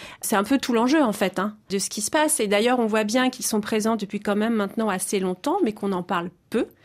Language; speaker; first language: French; native; French